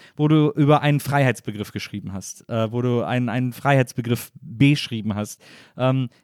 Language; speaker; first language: German; native; German